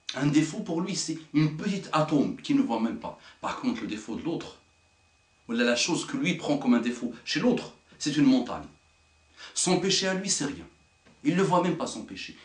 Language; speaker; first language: French; non-native, local second language; Arabic